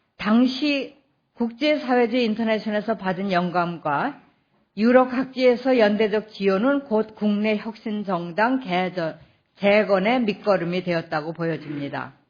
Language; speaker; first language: Korean; native; Korean